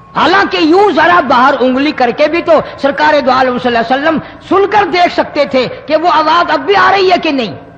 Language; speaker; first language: Urdu; non-native, local second language; Saraiki